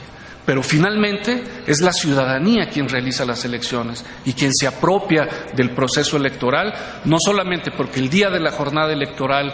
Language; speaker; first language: Spanish; native; Spanish